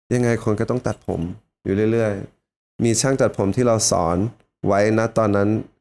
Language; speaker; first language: Thai; early bilingual, heritage; Thai